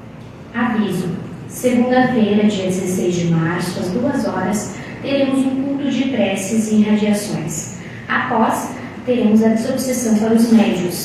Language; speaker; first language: Portuguese; native; Portuguese